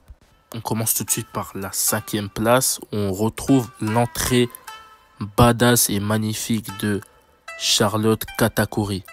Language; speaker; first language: French; native; French